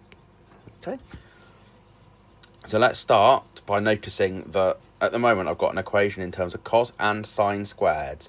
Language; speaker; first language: English; native; English